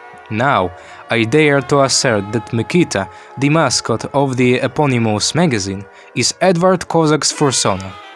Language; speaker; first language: English; non-native, fluent; Ukrainian